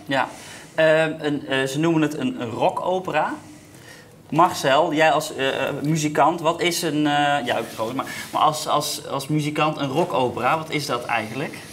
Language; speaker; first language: Dutch; native; Dutch